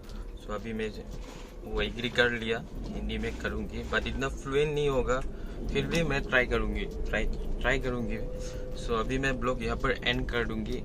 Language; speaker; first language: Hindi; non-native, local second language; Assamese